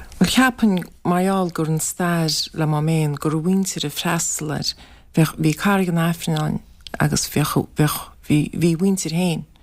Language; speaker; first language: Irish; native; Irish